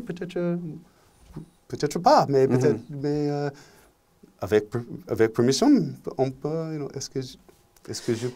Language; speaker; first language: French; non-native, learner; English